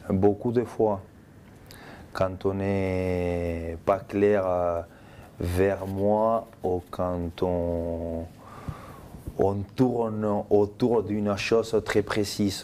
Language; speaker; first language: French; non-native, fluent; Spanish